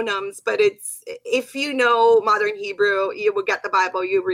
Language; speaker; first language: English; non-native, fluent; Portuguese